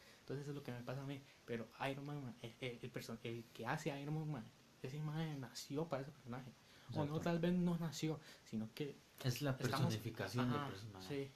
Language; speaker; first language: Spanish; native; Spanish